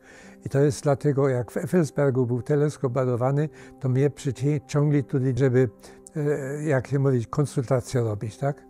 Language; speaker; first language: Polish; early bilingual, heritage; Polish